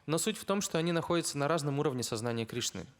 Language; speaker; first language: Russian; native; Russian